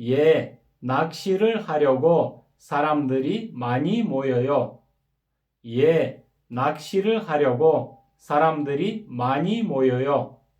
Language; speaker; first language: Korean; non-native, fluent; Kyrgyz